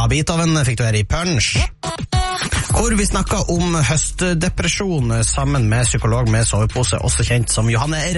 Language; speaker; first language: Norwegian; native; Norwegian